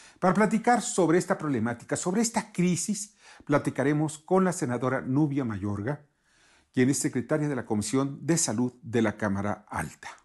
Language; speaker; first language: Spanish; native; Spanish